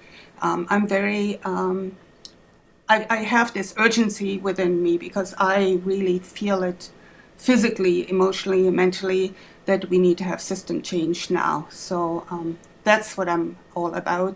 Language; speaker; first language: English; non-native, fluent; German